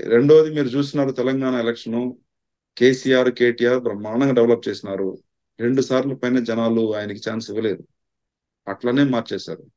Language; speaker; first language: Telugu; non-native, local second language; Tamil